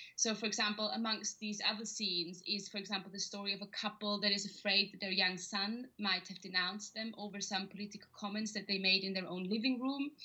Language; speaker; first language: English; non-native, fluent; German